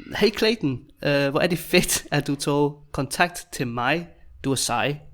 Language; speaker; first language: Danish; native; Danish